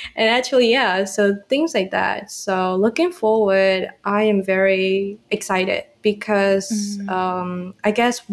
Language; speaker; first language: English; non-native, fluent; Burmese